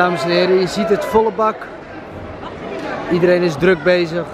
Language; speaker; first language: Dutch; native; Dutch